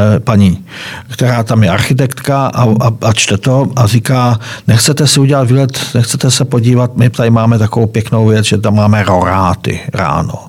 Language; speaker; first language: Czech; native; Czech